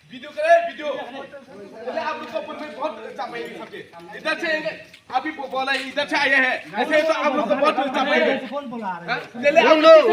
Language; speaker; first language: Hindi; non-native, local second language; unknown